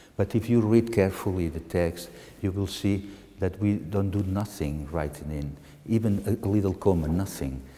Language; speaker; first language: English; non-native, fluent; Catalan